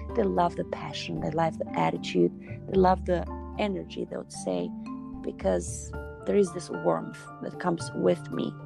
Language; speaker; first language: English; non-native, fluent; Albanian